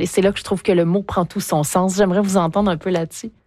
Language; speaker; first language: French; native; French